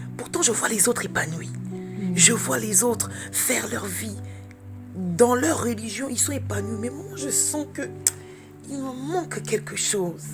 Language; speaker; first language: French; early bilingual, other home language; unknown